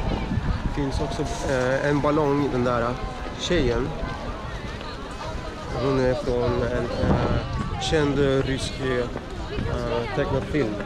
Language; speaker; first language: Swedish; early bilingual, other home language; Russian